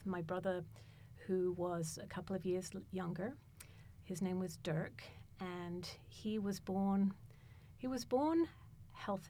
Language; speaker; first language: English; native; English